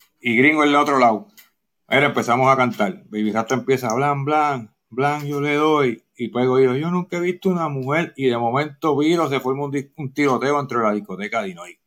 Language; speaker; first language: Spanish; native; Spanish